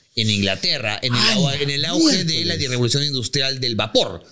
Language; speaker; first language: Spanish; native; Spanish